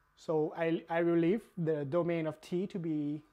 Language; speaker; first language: English; non-native, fluent; Thai